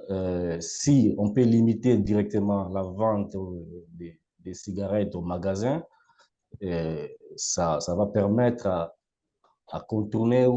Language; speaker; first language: French; non-native, local second language; Lingala